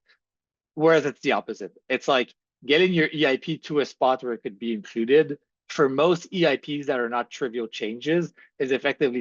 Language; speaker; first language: English; native; English